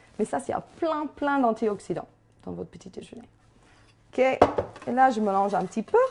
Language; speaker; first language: French; non-native, fluent; English